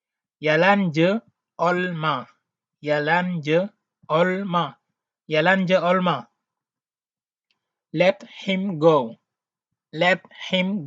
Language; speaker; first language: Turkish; non-native, learner; Wolof